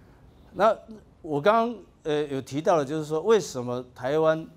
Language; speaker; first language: Chinese; native; Chinese